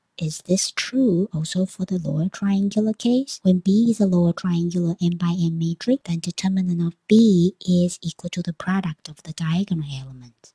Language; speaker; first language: English; non-native, fluent; Chinese